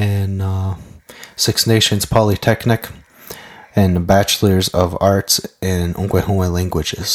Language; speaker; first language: English; non-native, fluent; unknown